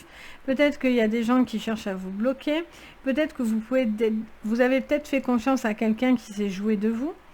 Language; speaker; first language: French; native; French